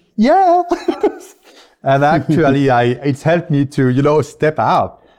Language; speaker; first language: English; non-native, fluent; French